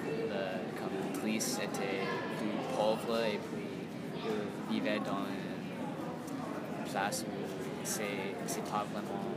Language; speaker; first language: French; non-native, learner; English